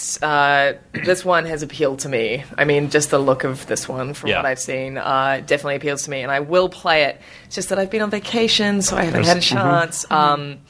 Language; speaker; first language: English; native; English